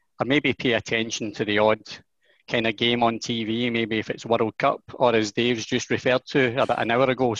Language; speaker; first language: English; native; English